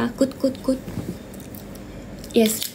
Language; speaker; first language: English; non-native, learner; Korean